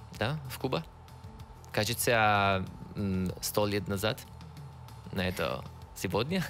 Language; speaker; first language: Russian; non-native, learner; Italian